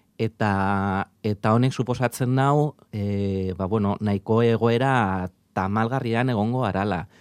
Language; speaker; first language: Basque; native; Basque